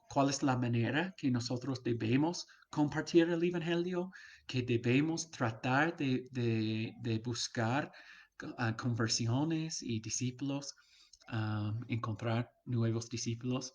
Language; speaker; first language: Spanish; non-native, fluent; English